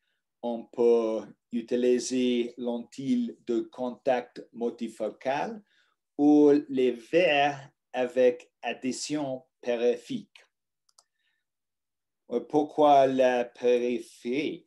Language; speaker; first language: French; non-native, learner; English